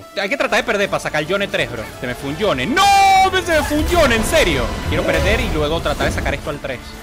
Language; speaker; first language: Spanish; native; Spanish